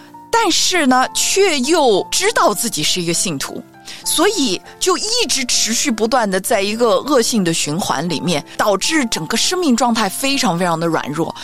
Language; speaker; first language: Chinese; native; Chinese